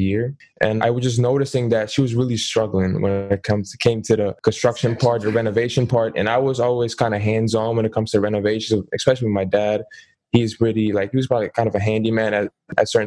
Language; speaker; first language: English; non-native, fluent; Dutch